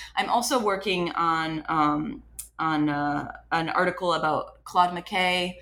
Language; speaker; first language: English; non-native, fluent; French